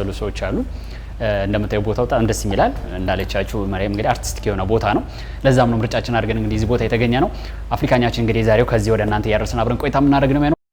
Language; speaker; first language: Amharic; native; Amharic